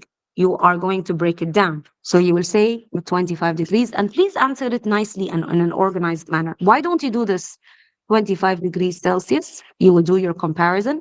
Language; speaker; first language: English; non-native, fluent; Arabic